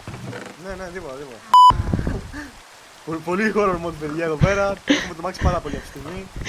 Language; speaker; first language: Greek; native; Greek